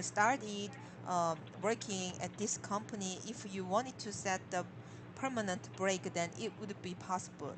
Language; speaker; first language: English; non-native, learner; Korean